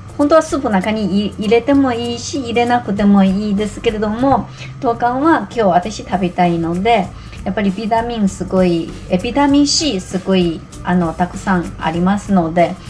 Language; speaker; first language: Japanese; non-native, fluent; Chinese